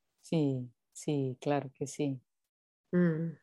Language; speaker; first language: Spanish; non-native, fluent; English